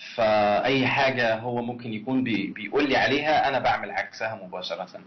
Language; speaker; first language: Arabic; native; Arabic